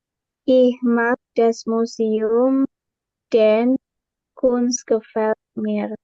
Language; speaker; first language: German; non-native, learner; Indonesian